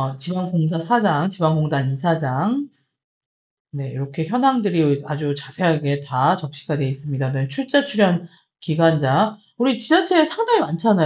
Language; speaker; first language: Korean; native; Korean